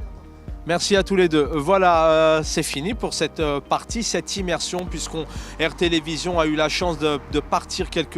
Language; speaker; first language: French; native; French